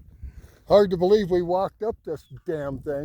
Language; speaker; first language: English; native; English